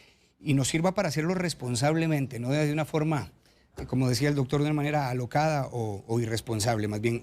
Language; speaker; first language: Spanish; native; Spanish